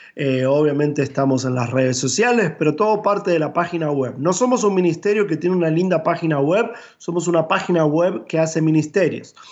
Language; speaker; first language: Spanish; native; Spanish